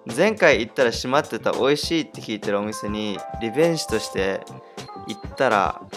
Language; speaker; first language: Japanese; early bilingual, heritage; Japanese